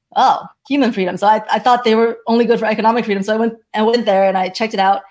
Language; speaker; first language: English; early bilingual, other home language; Chinese